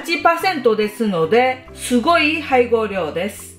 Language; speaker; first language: Japanese; non-native, fluent; Korean